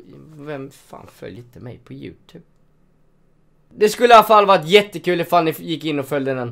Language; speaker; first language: Swedish; native; Swedish